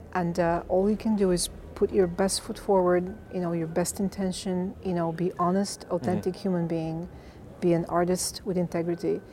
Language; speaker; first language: English; non-native, fluent; Bulgarian